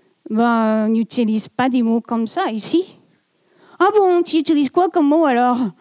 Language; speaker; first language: French; non-native, fluent; English